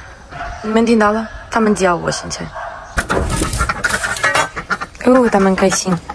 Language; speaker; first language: Chinese; non-native, learner; Ukrainian